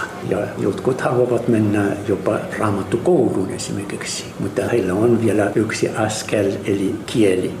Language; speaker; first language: Finnish; non-native, fluent; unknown